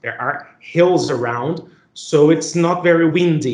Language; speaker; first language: English; non-native, fluent; Portuguese